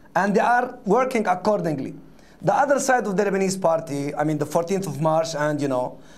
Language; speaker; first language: English; non-native, fluent; Arabic